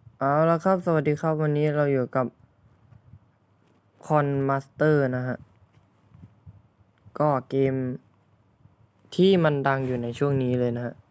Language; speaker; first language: Thai; native; Thai